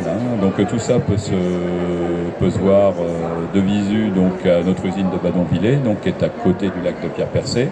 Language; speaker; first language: French; native; French